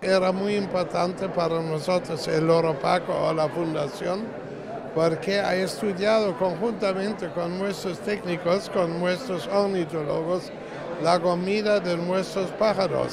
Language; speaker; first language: Spanish; non-native, fluent; German